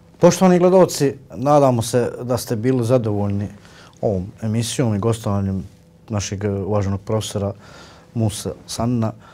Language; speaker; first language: Bosnian; native; Bosnian